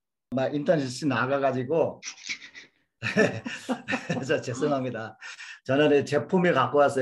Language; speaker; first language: Korean; non-native, fluent; Bangla